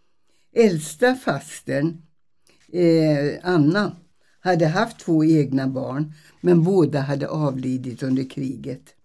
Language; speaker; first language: Swedish; early bilingual, other home language; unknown